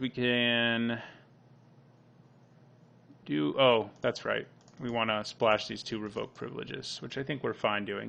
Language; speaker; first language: English; native; English